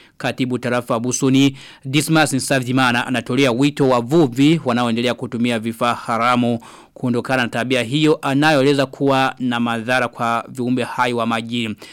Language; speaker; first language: Swahili; non-native, local second language; Rundi